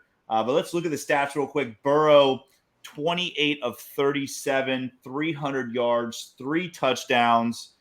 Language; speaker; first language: English; native; English